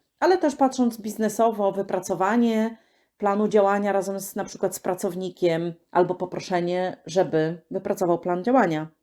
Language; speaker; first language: Polish; native; Polish